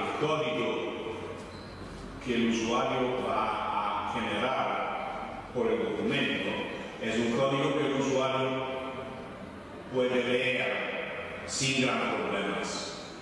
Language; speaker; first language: Spanish; non-native, fluent; Italian